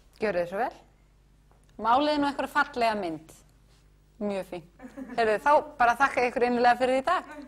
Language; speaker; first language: Icelandic; native; Icelandic